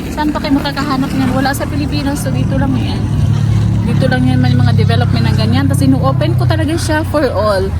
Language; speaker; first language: Filipino; native; Filipino